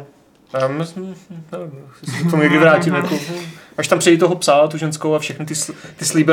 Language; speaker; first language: Czech; native; Czech